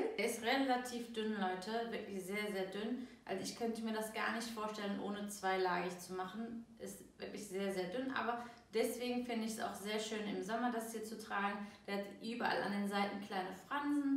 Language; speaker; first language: German; early bilingual, other home language; Turkish